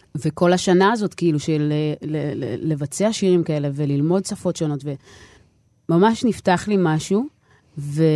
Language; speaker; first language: Hebrew; native; Hebrew